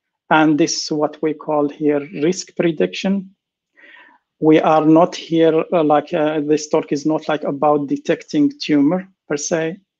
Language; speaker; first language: English; non-native, fluent; Arabic